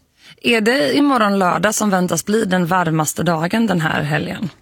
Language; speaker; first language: Swedish; native; Swedish